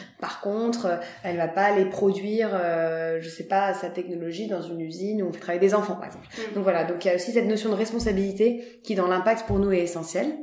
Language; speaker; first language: French; native; French